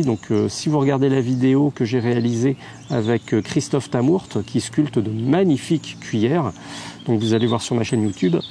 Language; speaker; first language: French; native; French